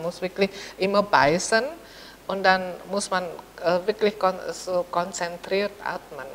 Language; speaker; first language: German; non-native, fluent; Indonesian